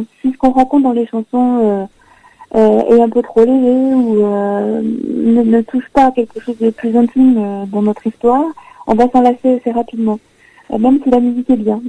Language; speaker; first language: French; native; French